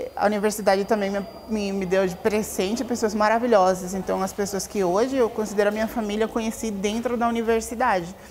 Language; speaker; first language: Portuguese; non-native, fluent; Spanish